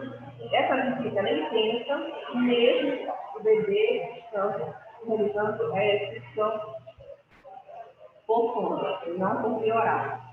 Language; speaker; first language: Portuguese; native; Portuguese